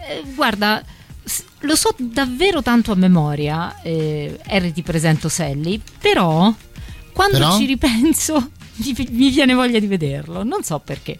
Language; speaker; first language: Italian; native; Italian